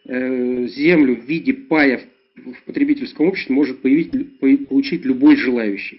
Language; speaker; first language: Russian; native; Russian